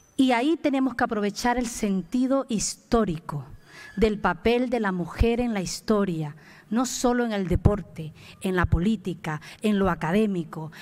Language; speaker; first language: Spanish; native; Spanish